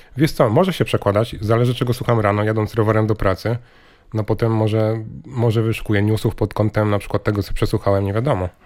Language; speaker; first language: Polish; native; Polish